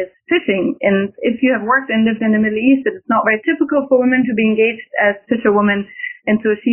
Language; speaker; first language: English; non-native, fluent; German